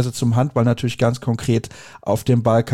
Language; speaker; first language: German; native; German